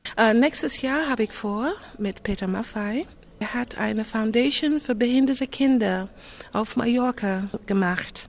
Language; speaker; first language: German; non-native, fluent; English